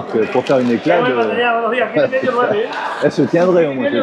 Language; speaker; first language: French; native; French